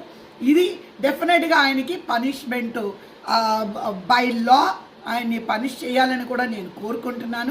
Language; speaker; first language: Telugu; native; Telugu